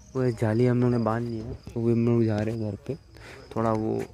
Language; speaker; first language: Hindi; non-native, local second language; Marwari